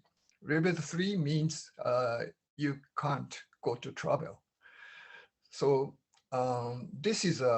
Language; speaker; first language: English; non-native, learner; Japanese